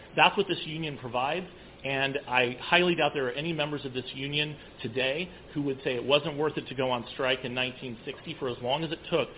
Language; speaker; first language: English; native; English